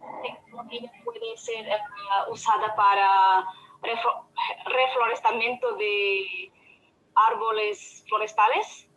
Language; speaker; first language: Spanish; non-native, fluent; Portuguese